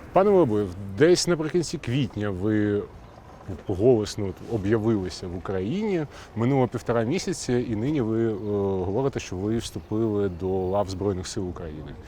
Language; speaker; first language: Ukrainian; native; Ukrainian